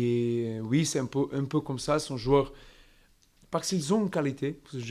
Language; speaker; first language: French; non-native, learner; Portuguese